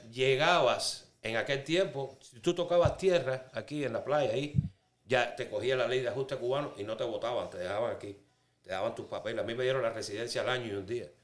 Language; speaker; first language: Spanish; native; Spanish